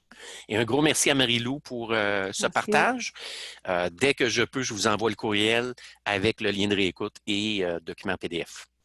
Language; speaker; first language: French; native; French